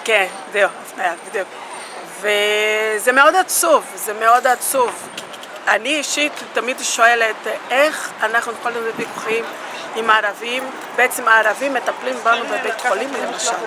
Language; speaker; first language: Hebrew; non-native, fluent; Portuguese